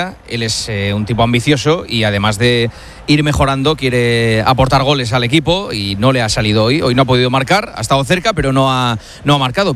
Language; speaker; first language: Spanish; native; Spanish